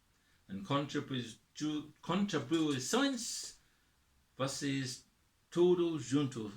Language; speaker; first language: Portuguese; non-native, learner; English